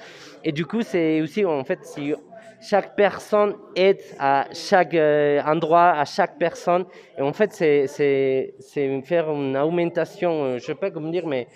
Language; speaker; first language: French; non-native, fluent; Spanish